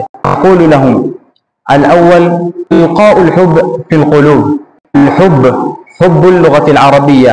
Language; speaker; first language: Arabic; non-native, fluent; Urdu